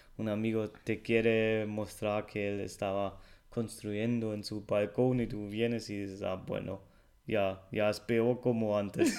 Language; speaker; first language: Spanish; non-native, fluent; German